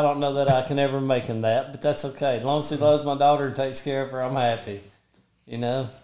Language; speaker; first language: English; native; English